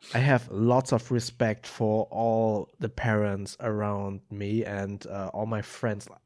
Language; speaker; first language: English; non-native, fluent; German